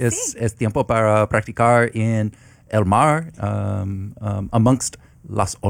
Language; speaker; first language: Spanish; non-native, learner; English